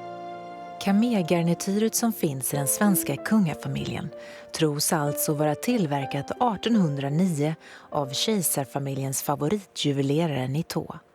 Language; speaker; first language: Swedish; native; Swedish